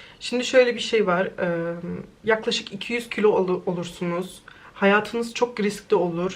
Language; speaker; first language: Turkish; early bilingual, heritage; Turkish